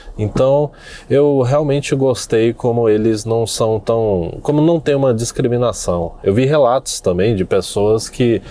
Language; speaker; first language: Portuguese; native; Portuguese